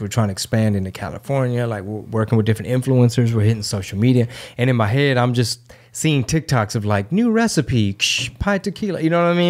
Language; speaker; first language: English; early bilingual, other home language; Spanish